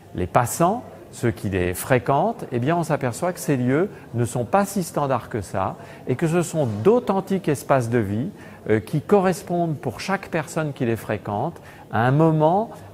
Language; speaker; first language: French; native; French